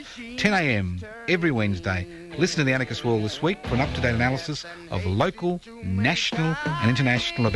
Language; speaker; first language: English; native; English